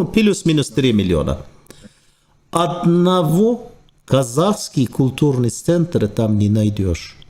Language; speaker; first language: Russian; non-native, fluent; Turkish